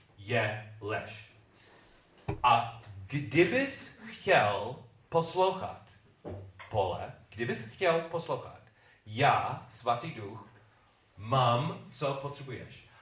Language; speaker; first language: Czech; non-native, learner; English